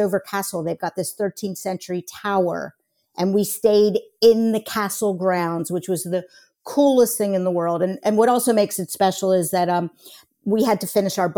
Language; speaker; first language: English; native; English